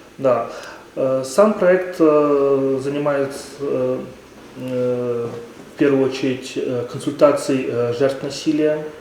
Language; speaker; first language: Russian; native; Russian